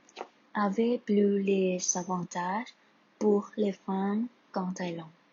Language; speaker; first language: French; non-native, learner; Thai